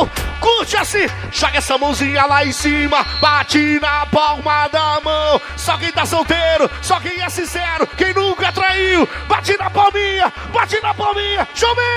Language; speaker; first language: Portuguese; native; Portuguese